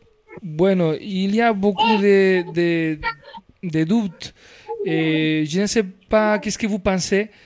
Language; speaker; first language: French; non-native, fluent; Spanish